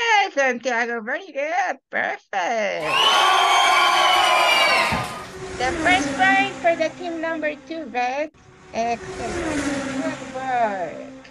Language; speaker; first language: English; non-native, fluent; Spanish